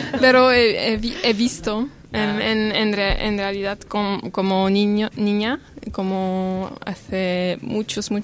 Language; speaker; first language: Spanish; non-native, learner; French